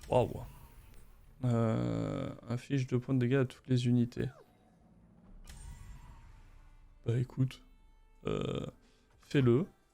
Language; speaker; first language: French; native; French